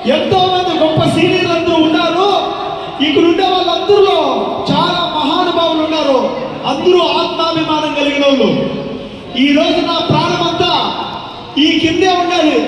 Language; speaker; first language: Telugu; native; Telugu